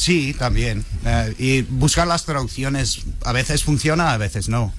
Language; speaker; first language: Spanish; non-native, fluent; English